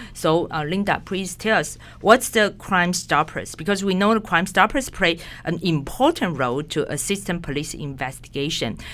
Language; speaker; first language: English; non-native, fluent; Chinese